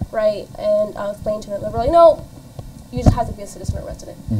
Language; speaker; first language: English; native; English